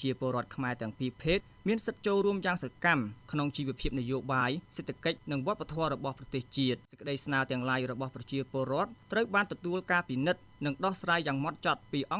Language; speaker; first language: Khmer; native; Khmer